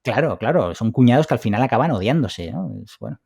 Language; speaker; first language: Spanish; native; Spanish